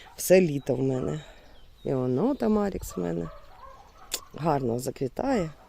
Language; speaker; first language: Ukrainian; non-native, local second language; Russian